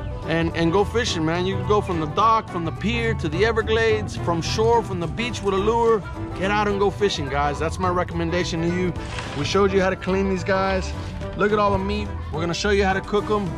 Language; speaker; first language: English; native; English